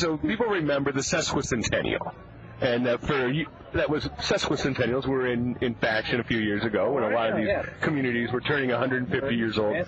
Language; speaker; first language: English; native; English